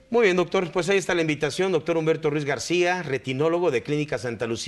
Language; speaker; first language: Spanish; native; Spanish